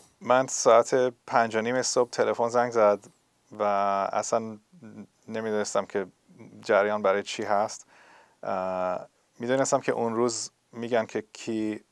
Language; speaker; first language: Persian; early bilingual, heritage; Persian